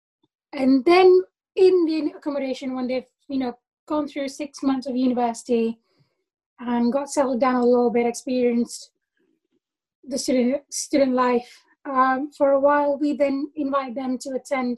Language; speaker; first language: English; non-native, local second language; Tamil